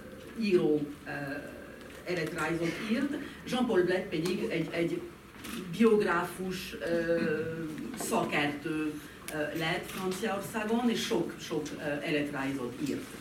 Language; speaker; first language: Hungarian; non-native, fluent; French